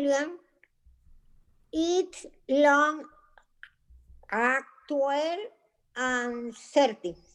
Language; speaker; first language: English; non-native, learner; Spanish